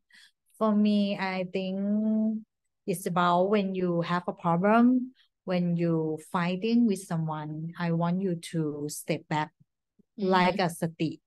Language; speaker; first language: English; non-native, learner; Thai